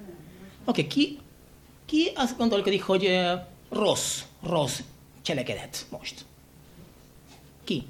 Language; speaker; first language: Hungarian; non-native, fluent; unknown